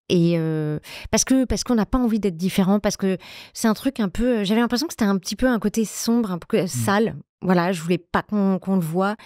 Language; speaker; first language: French; native; French